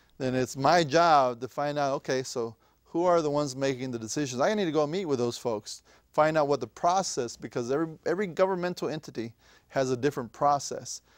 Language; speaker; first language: English; native; English